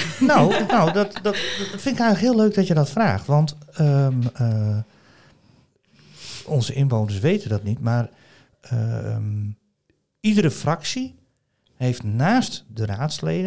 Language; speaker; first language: Dutch; native; Dutch